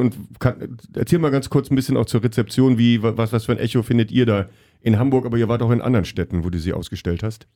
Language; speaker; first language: German; native; German